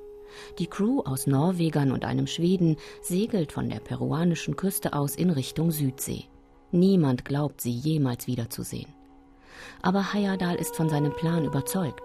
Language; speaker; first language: German; native; German